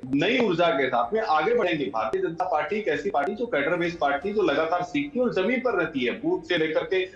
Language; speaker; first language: Hindi; native; Hindi